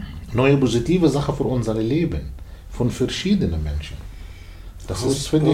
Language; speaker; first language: German; non-native, learner; Arabic